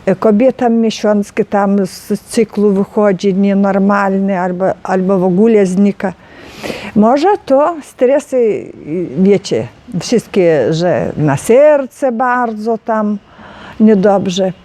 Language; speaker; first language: Polish; non-native, learner; Ukrainian